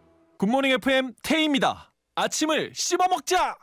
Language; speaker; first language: Korean; native; Korean